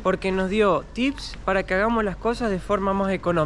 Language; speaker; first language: Spanish; native; Spanish